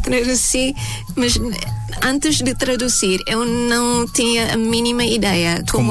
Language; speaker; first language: Portuguese; non-native, fluent; Thai